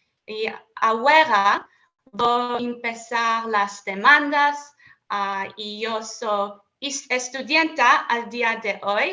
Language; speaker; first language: Spanish; non-native, learner; English